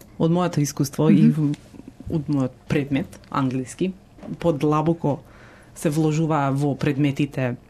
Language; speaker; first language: Macedonian; early bilingual, heritage; Macedonian